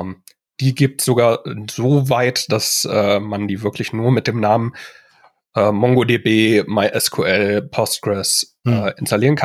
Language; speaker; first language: German; native; German